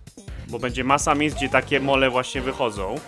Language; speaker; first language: Polish; native; Polish